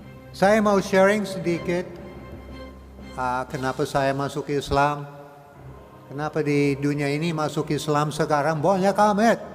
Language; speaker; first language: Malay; non-native, fluent; English